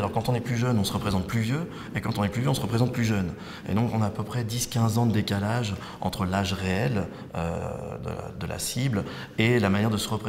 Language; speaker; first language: French; native; French